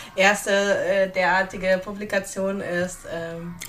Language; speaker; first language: German; early bilingual, other home language; Russian